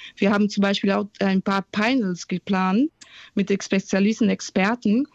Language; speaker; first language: German; non-native, fluent; Portuguese